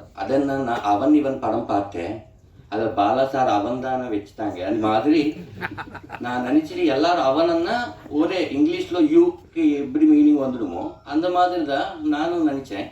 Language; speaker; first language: Tamil; non-native, learner; Telugu